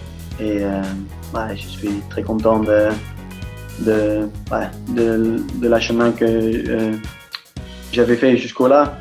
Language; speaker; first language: French; non-native, fluent; Dutch